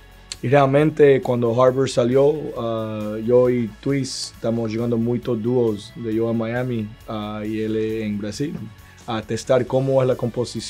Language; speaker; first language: Portuguese; non-native, learner; Spanish